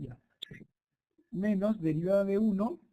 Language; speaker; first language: Spanish; native; Spanish